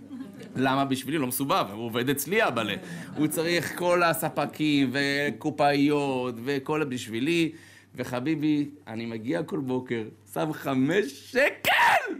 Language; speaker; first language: Hebrew; native; Hebrew